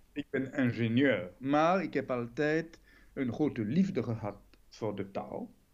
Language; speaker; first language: Dutch; non-native, fluent; French